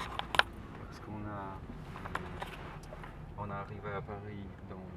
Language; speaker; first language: French; non-native, learner; Polish